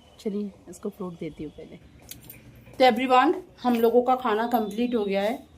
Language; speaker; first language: Hindi; non-native, local second language; Bangla